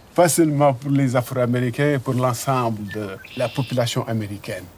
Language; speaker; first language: French; non-native, local second language; Wolof